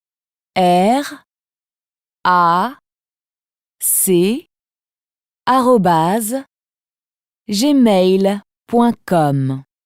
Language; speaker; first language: French; native; French